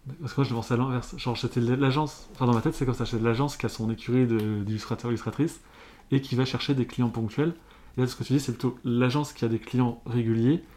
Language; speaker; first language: French; native; French